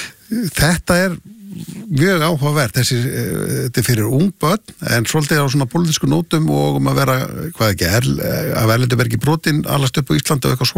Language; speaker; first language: Icelandic; native; Icelandic